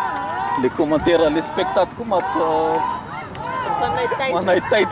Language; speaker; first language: French; non-native, local second language; Malagasy